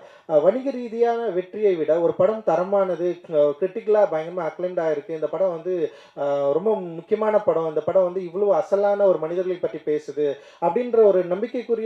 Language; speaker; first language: Tamil; native; Tamil